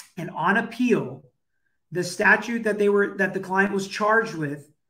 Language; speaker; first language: English; native; English